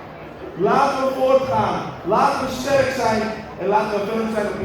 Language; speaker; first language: Dutch; early bilingual, other home language; Indonesian